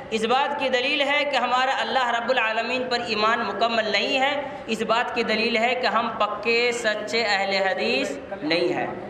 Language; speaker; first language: Urdu; native; Urdu